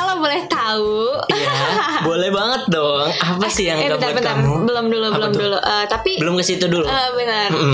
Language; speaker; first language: Indonesian; native; Indonesian